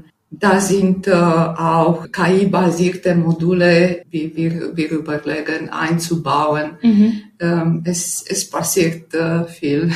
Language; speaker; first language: German; non-native, fluent; Romanian